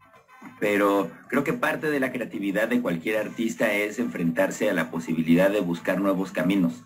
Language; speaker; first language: Spanish; native; Spanish